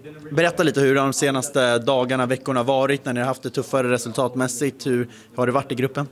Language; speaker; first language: Swedish; native; Swedish